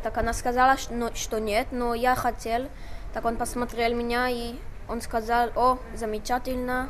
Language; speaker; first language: Russian; early bilingual, heritage; Hebrew